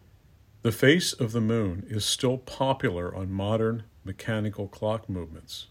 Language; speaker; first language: English; native; English